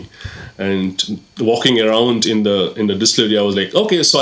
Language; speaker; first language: English; non-native, local second language; Konkani